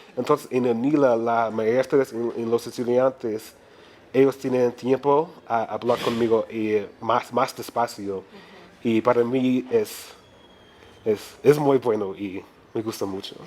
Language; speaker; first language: Spanish; non-native, learner; English